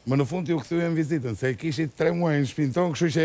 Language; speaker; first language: Albanian; native; Albanian